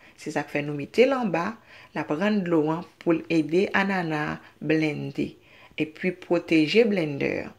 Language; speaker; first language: French; non-native, learner; Haitian Creole